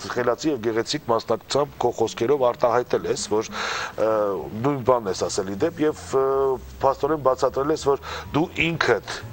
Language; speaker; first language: Armenian; native; Armenian